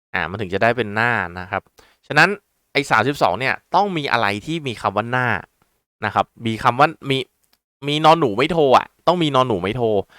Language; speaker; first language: Thai; native; Thai